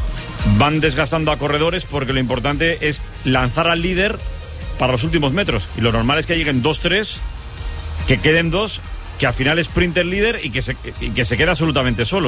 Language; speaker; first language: Spanish; native; Spanish